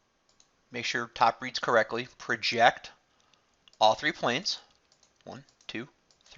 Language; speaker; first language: English; native; English